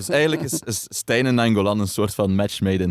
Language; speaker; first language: Dutch; native; Dutch